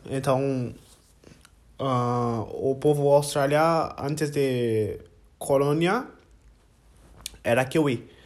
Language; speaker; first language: Portuguese; non-native, learner; English